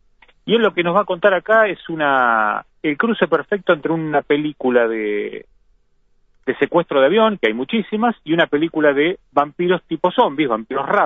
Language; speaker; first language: Spanish; native; Spanish